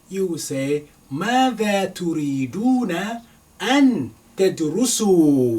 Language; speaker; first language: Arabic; non-native, fluent; Yoruba